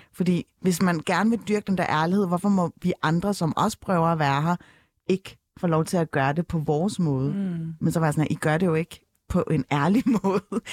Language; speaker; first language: Danish; native; Danish